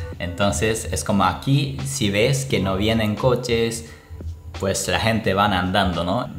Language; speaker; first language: Spanish; non-native, learner; Japanese